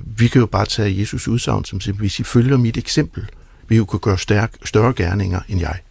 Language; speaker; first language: Danish; native; Danish